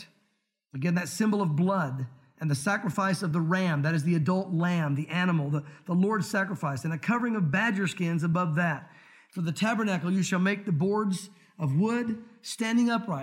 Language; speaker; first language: English; native; English